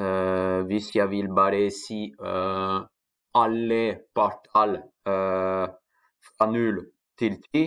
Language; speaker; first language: Norwegian; non-native, fluent; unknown